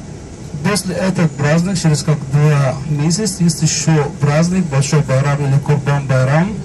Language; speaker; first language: Russian; non-native, fluent; Arabic